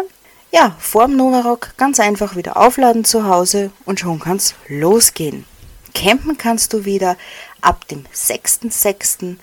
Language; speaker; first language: German; native; German